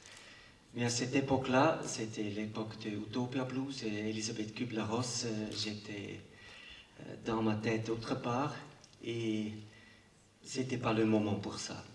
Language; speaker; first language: French; non-native, local second language; German